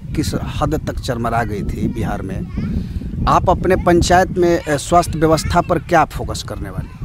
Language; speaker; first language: Hindi; native; Hindi